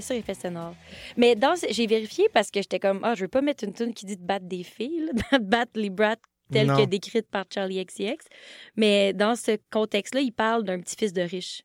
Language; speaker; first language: French; native; French